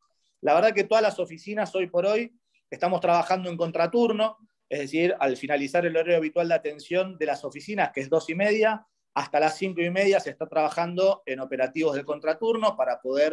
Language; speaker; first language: Spanish; native; Spanish